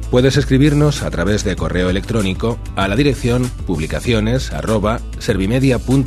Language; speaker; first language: Spanish; native; Spanish